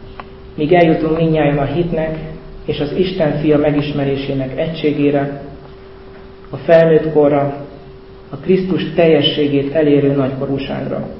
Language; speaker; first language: Hungarian; native; Hungarian